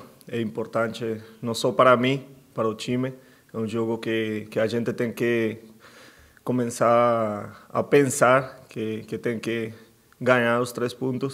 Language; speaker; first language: Portuguese; non-native, fluent; Spanish